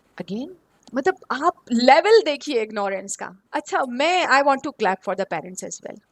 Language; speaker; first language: Urdu; native; Urdu